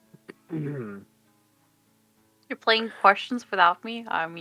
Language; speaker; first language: English; non-native, fluent; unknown